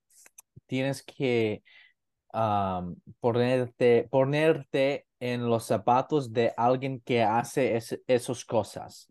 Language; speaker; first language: Spanish; non-native, learner; English